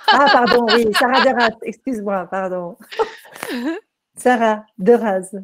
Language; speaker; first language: French; native; French